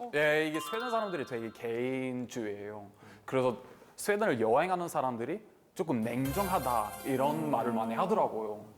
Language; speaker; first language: Korean; non-native, fluent; Swedish